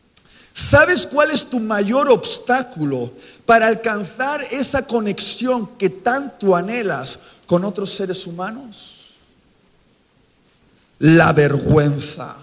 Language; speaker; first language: Spanish; native; Spanish